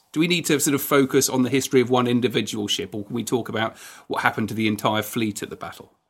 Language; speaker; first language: English; native; English